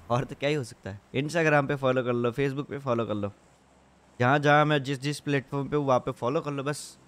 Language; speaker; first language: Hindi; non-native, local second language; Gujarati